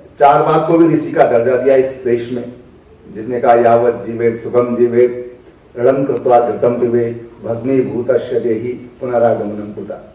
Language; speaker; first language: Hindi; native; Hindi